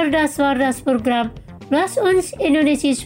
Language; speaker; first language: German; non-native, local second language; Indonesian